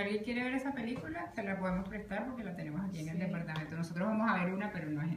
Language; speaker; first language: Spanish; native; Spanish